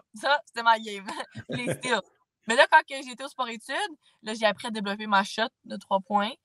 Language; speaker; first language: French; native; French